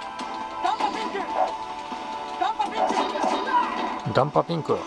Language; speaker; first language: Japanese; native; Japanese